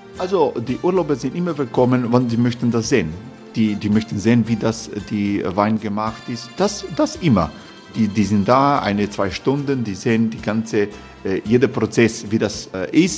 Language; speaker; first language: German; non-native, learner; Croatian